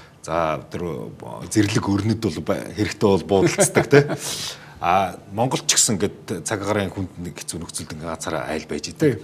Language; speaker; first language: Mongolian; native; Mongolian